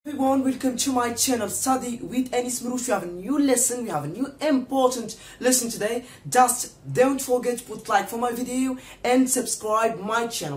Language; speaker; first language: English; non-native, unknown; Arabic